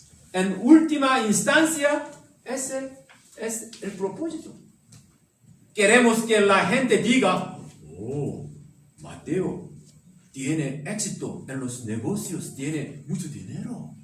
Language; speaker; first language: Spanish; non-native, learner; Korean